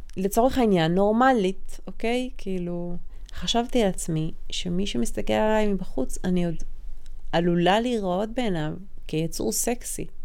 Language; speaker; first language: Hebrew; native; Hebrew